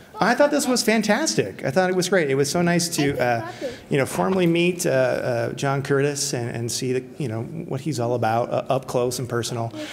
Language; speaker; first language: English; native; English